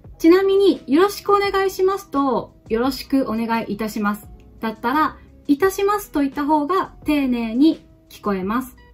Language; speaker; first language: Japanese; native; Japanese